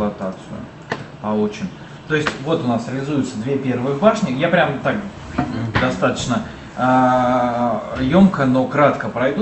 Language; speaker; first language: Russian; native; Russian